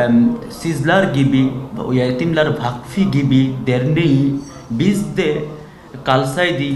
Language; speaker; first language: Turkish; non-native, learner; Bangla